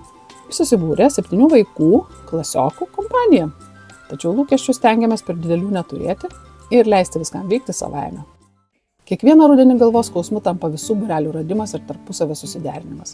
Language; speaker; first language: Lithuanian; native; Lithuanian